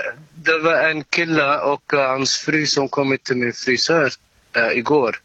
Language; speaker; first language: Swedish; non-native, learner; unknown